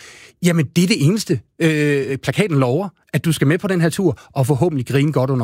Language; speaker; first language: Danish; native; Danish